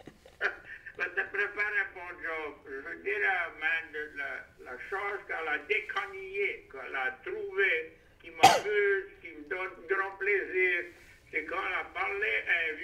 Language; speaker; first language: French; native; French